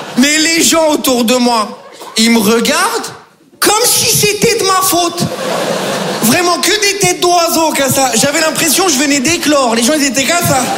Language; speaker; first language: French; native; French